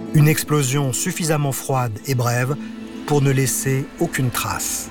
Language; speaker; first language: French; native; French